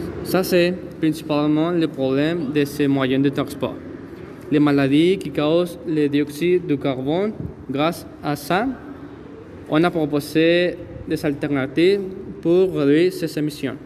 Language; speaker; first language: French; non-native, learner; Spanish